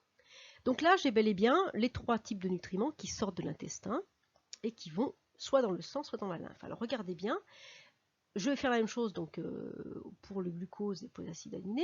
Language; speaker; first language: French; native; French